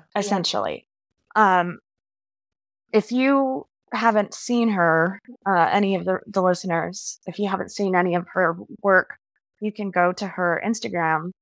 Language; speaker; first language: English; native; English